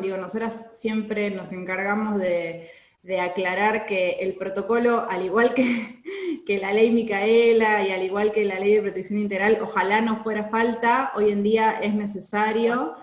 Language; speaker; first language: Spanish; native; Spanish